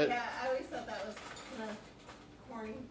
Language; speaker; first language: English; native; English